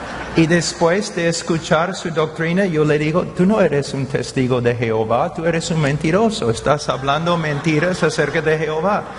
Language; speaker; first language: Spanish; non-native, fluent; English